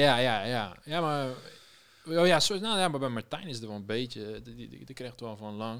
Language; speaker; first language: Dutch; native; Dutch